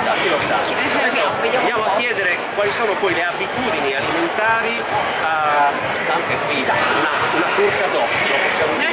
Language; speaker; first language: Italian; native; Italian